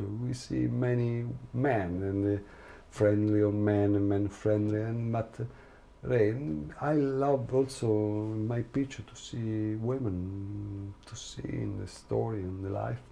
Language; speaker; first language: English; non-native, learner; Italian